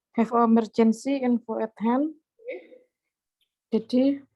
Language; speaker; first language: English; non-native, learner; Indonesian